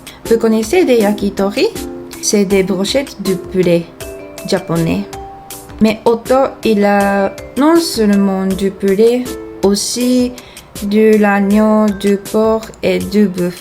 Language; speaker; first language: French; non-native, fluent; Japanese